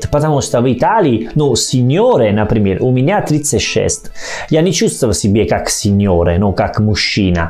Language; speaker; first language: Russian; non-native, fluent; Italian